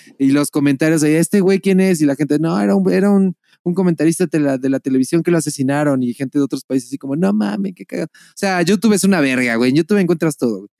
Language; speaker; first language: Spanish; native; Spanish